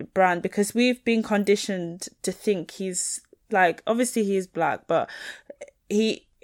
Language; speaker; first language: English; native; English